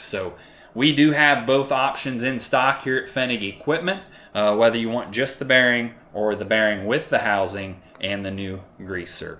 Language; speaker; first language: English; native; English